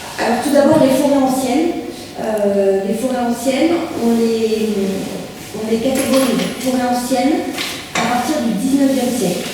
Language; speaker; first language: French; native; French